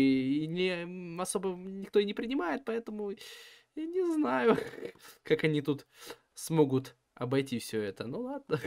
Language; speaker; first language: Russian; native; Russian